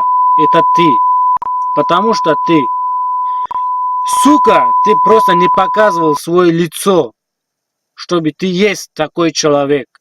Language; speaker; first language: Russian; non-native, learner; Tajik